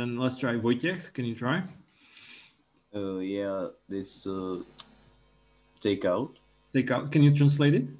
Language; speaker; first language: English; non-native, local second language; Czech